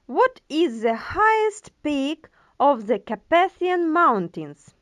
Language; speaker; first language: English; non-native, fluent; Ukrainian